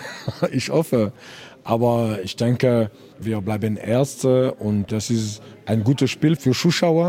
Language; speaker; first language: German; non-native, learner; French